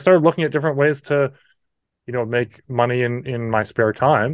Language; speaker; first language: English; native; English